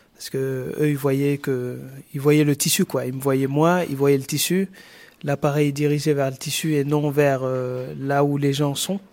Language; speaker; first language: French; non-native, local second language; Wolof